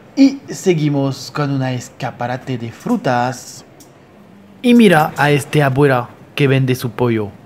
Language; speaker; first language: Spanish; non-native, fluent; French